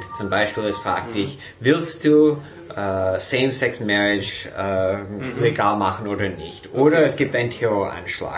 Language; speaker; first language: German; non-native, fluent; English